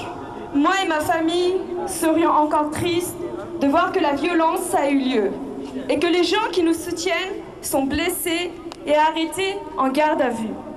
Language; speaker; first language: French; early bilingual, other home language; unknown